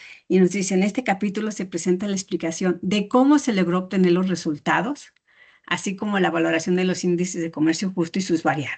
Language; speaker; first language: Spanish; native; Spanish